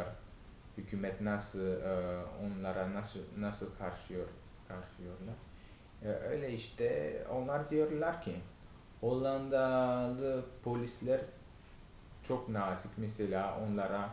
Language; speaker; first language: Turkish; non-native, fluent; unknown